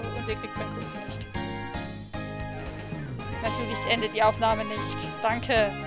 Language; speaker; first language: German; native; German